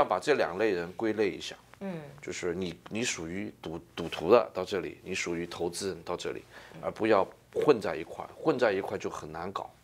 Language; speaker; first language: Chinese; native; Chinese